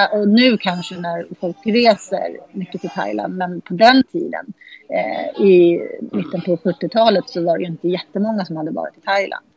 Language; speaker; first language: Swedish; native; Swedish